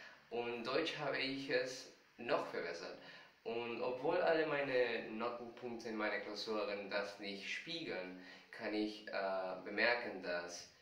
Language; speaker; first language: German; non-native, fluent; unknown